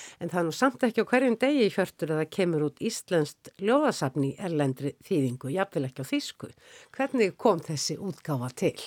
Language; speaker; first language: Icelandic; native; Icelandic